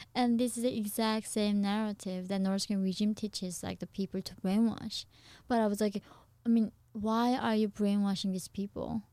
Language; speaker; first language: English; non-native, fluent; Korean